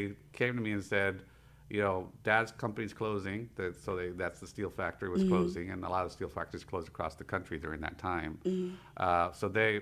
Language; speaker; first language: English; early bilingual, other home language; Spanish